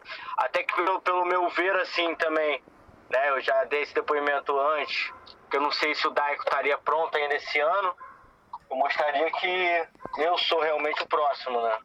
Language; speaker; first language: Portuguese; native; Portuguese